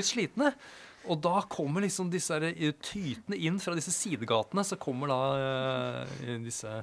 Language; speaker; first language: Norwegian; native; Norwegian